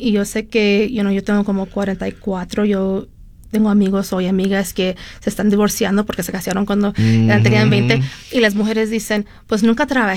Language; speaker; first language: Spanish; early bilingual, heritage; Spanish